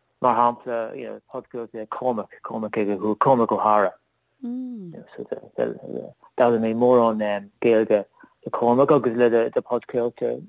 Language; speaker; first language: Irish; non-native, learner; English